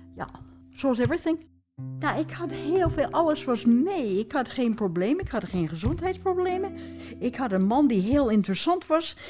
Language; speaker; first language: Dutch; non-native, fluent; English